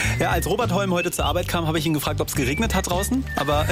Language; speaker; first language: German; native; German